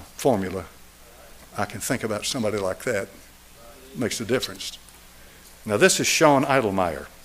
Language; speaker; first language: English; native; English